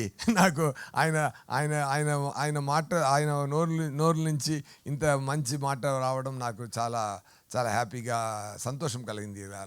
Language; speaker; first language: Telugu; non-native, learner; Tamil